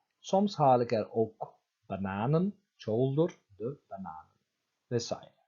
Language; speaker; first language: Dutch; non-native, fluent; Turkish